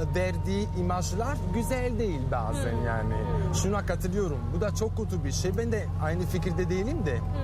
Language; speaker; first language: Turkish; non-native, fluent; Italian